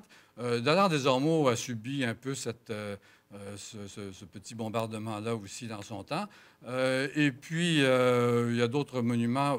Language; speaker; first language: French; native; French